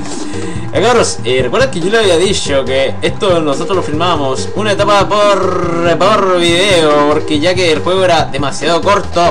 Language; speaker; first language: Spanish; native; Spanish